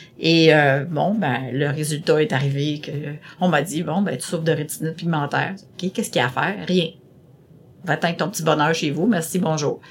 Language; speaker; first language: French; native; French